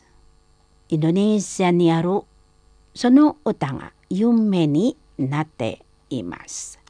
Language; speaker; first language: Japanese; non-native, fluent; Indonesian